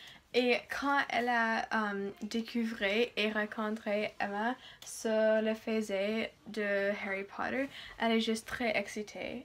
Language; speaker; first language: French; non-native, learner; English